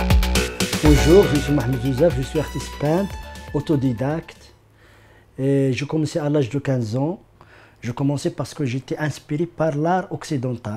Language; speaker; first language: French; non-native, learner; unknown